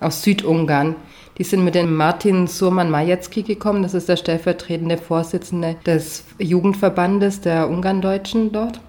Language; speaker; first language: German; native; German